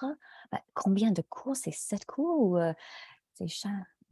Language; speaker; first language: French; non-native, fluent; English